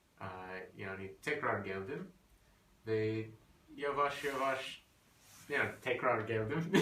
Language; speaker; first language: Turkish; non-native, learner; English